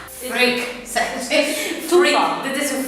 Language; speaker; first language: Dutch; non-native, learner; Spanish